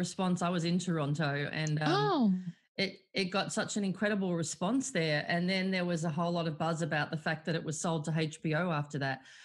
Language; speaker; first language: English; native; English